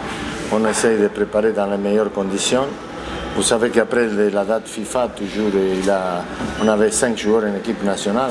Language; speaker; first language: French; non-native, fluent; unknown